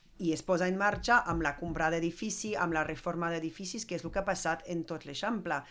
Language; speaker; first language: Catalan; non-native, fluent; French